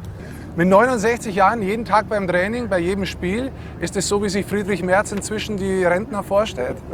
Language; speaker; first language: German; native; German